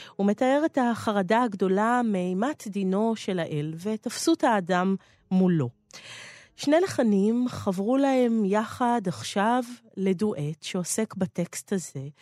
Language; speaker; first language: Hebrew; native; Hebrew